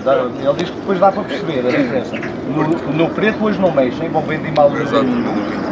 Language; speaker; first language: Portuguese; native; Portuguese